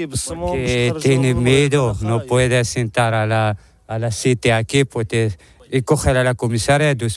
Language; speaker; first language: Spanish; non-native, learner; Arabic